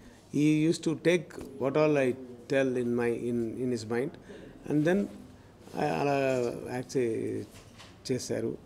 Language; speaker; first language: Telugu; non-native, learner; Tamil